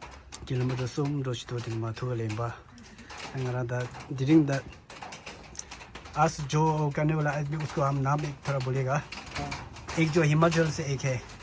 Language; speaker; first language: Hindi; non-native, local second language; Tibetan